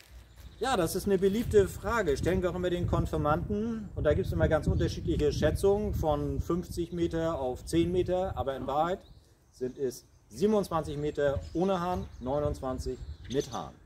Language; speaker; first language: German; native; German